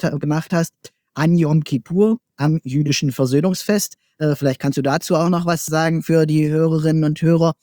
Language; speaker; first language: German; native; German